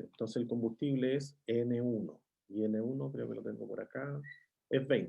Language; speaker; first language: Spanish; native; Spanish